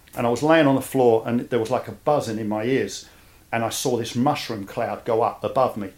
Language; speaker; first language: English; native; English